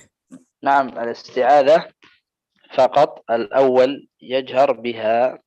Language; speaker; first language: Arabic; native; Arabic